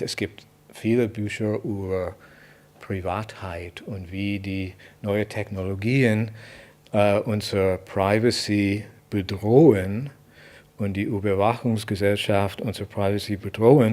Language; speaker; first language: German; non-native, fluent; English